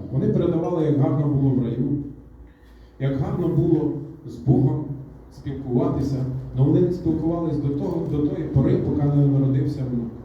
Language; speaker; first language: Ukrainian; non-native, local second language; Russian